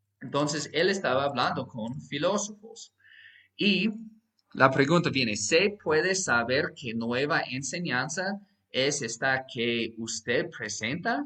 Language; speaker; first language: Spanish; non-native, fluent; English